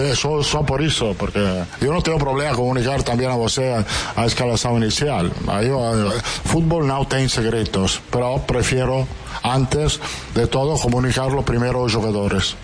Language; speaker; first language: Portuguese; non-native, fluent; Italian